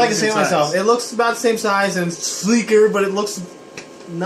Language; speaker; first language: English; native; English